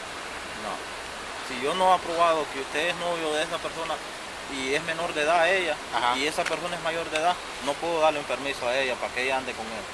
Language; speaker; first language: Spanish; native; Spanish